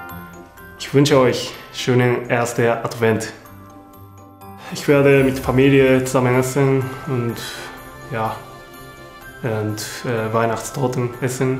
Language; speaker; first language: German; non-native, learner; Japanese